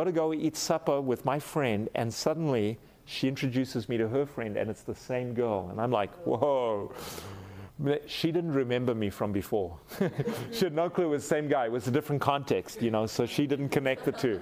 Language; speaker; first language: English; native; English